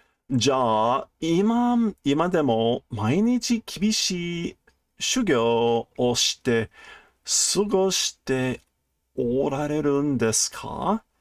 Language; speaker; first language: Japanese; non-native, learner; English